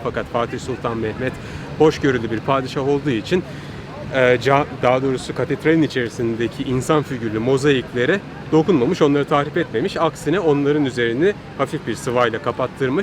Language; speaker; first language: Turkish; native; Turkish